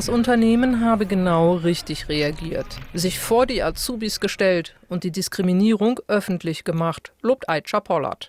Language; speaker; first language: German; native; German